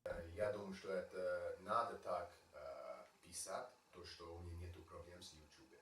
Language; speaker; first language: Russian; non-native, learner; English